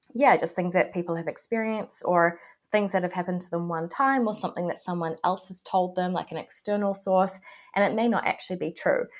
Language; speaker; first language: English; native; English